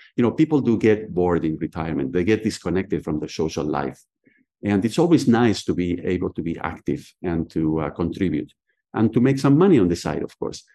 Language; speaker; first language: English; non-native, fluent; Spanish